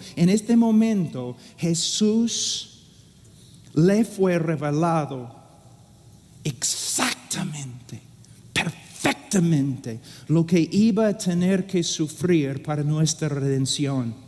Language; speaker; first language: Spanish; non-native, fluent; English